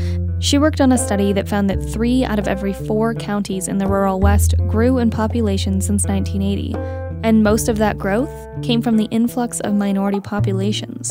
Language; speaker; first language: English; native; English